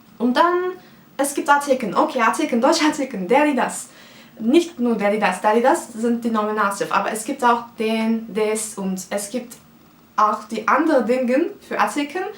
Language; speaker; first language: German; non-native, fluent; Turkish